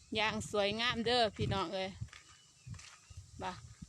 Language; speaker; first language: Thai; native; Thai